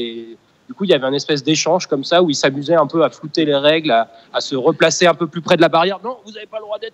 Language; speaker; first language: French; native; French